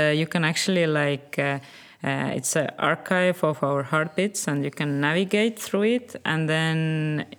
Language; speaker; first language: English; non-native, fluent; Estonian